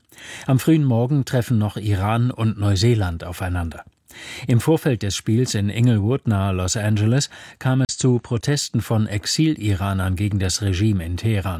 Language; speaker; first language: German; native; German